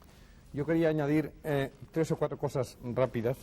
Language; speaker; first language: Spanish; native; Spanish